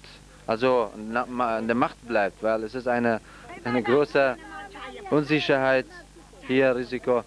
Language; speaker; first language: German; non-native, fluent; Central Kurdish